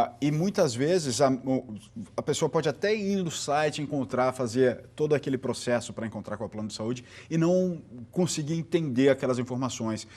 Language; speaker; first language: Portuguese; native; Portuguese